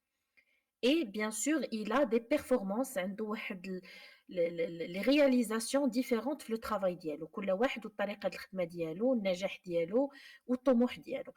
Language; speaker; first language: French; non-native, local second language; Arabic